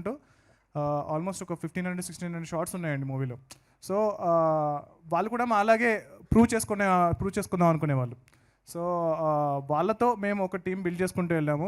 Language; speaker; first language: Telugu; native; Telugu